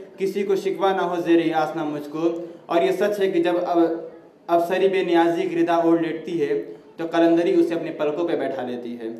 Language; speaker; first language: Urdu; native; Urdu